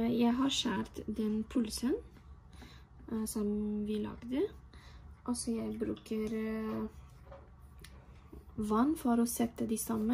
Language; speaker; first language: Norwegian; non-native, fluent; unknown